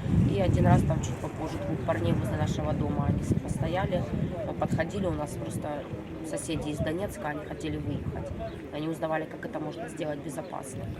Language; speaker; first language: Russian; native; Russian